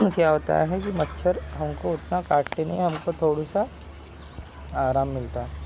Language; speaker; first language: Hindi; non-native, local second language; Marathi